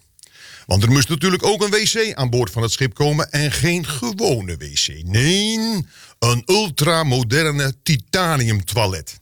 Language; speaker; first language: Dutch; native; Dutch